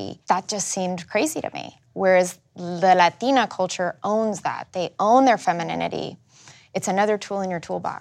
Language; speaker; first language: English; early bilingual, other home language; Spanish